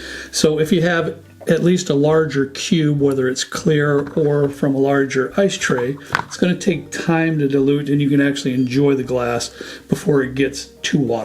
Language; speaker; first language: English; native; English